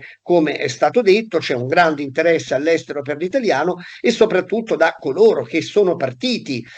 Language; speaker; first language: Italian; native; Italian